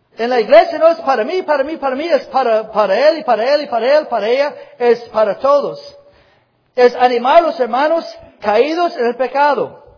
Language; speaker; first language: Spanish; non-native, fluent; English